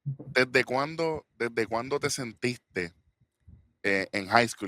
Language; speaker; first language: Spanish; native; Spanish